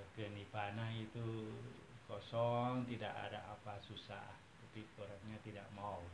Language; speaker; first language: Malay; non-native, fluent; Thai